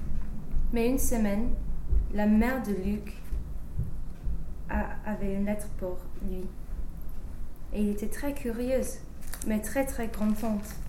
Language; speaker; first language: French; non-native, learner; English